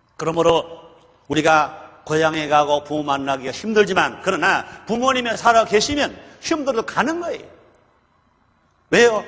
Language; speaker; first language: Korean; native; Korean